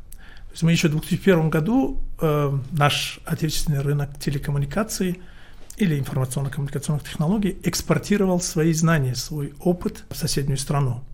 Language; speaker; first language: Russian; non-native, local second language; Tajik